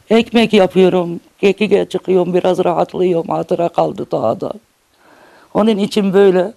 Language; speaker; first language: Turkish; non-native, local second language; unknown